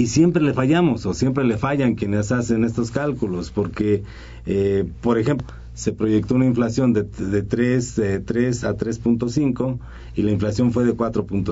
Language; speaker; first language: Spanish; native; Spanish